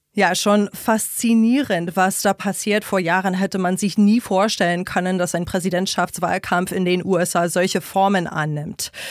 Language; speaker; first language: German; non-native, fluent; English